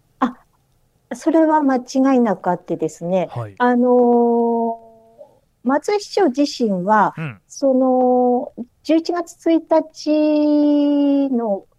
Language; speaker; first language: Japanese; native; Japanese